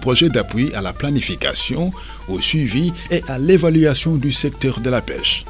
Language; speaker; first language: French; non-native, local second language; Wolof